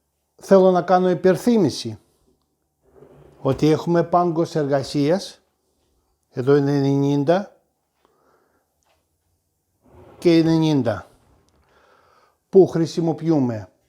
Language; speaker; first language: Greek; non-native, fluent; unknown